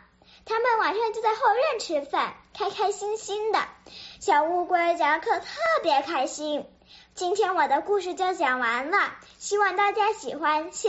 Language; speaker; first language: Chinese; early bilingual, other home language; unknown